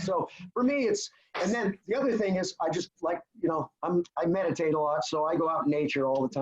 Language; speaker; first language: English; native; English